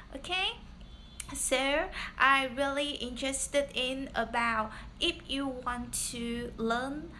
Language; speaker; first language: English; non-native, learner; Vietnamese